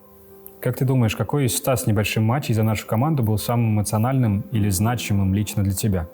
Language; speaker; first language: Russian; native; Russian